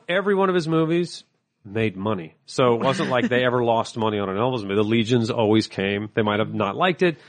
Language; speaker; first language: English; native; English